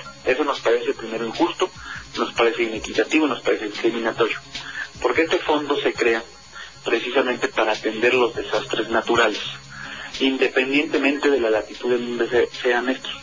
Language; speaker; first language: Spanish; native; Spanish